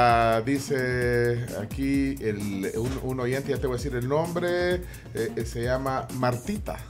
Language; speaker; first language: Spanish; native; Spanish